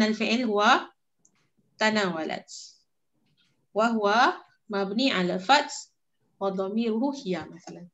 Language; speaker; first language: Arabic; non-native, fluent; Malay